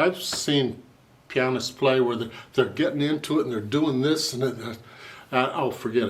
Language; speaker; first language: English; native; English